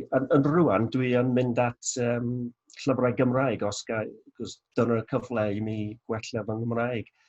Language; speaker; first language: Welsh; non-native, local second language; English